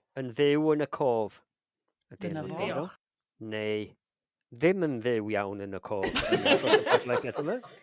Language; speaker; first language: Welsh; native; Welsh